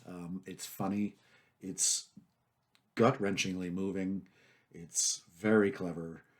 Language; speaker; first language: English; native; English